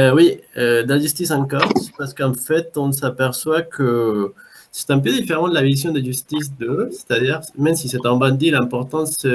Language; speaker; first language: French; non-native, fluent; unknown